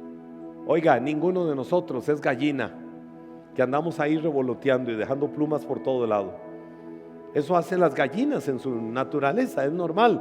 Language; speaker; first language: Spanish; native; Spanish